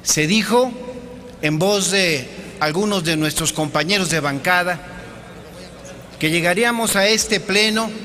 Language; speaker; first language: Spanish; native; Spanish